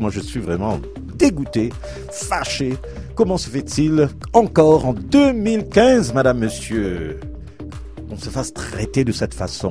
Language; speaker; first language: French; native; French